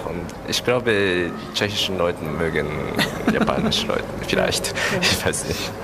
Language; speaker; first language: German; non-native, learner; Japanese